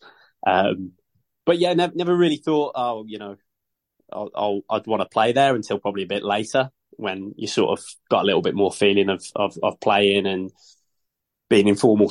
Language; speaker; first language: English; native; English